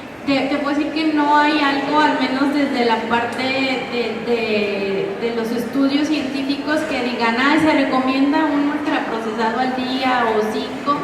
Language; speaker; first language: Spanish; native; Spanish